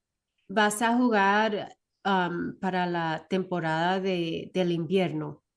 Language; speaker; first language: Spanish; early bilingual, heritage; Spanish